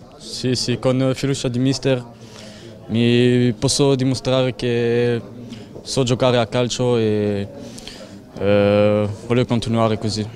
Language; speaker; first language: Italian; non-native, learner; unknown